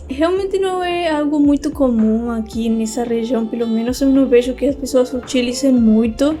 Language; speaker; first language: Portuguese; non-native, fluent; Spanish